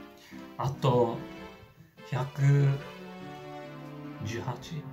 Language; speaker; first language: Japanese; non-native, learner; English